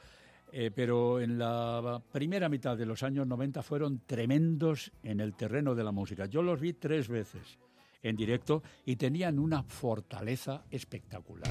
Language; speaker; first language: Spanish; native; Spanish